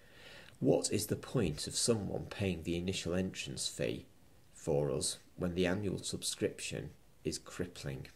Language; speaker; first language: English; native; English